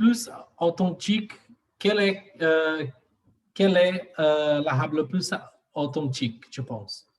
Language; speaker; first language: French; non-native, learner; Portuguese